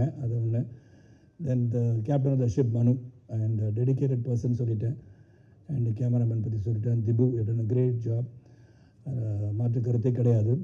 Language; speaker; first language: Tamil; native; Tamil